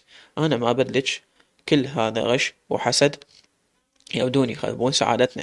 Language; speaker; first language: Arabic; native; Arabic